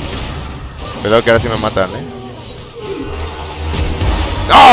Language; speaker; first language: Spanish; native; Spanish